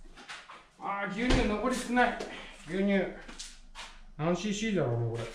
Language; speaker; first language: Japanese; native; Japanese